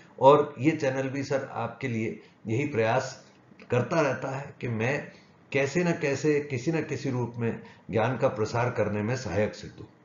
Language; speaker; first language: Hindi; native; Hindi